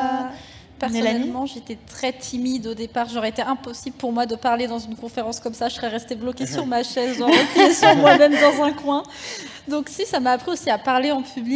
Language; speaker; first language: French; native; French